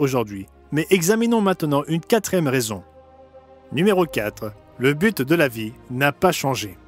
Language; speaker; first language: French; native; French